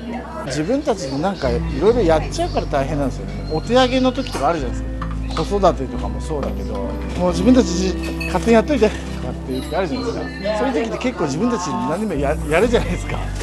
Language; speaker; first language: Japanese; native; Japanese